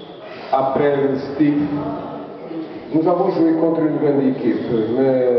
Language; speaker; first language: French; non-native, learner; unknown